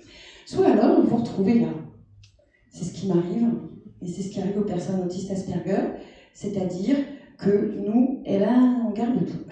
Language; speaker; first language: French; native; French